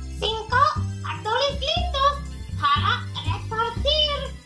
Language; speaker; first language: Spanish; non-native, fluent; English